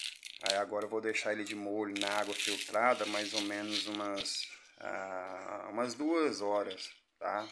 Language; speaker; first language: Portuguese; native; Portuguese